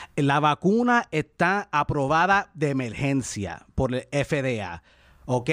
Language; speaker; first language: Spanish; early bilingual, heritage; Spanish